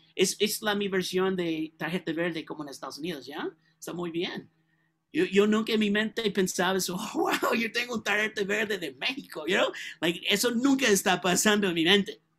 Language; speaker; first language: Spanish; non-native, learner; English